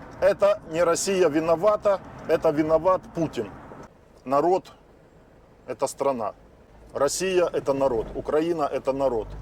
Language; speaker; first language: Russian; non-native, local second language; Ukrainian